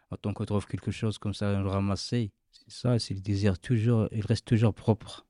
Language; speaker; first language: French; non-native, learner; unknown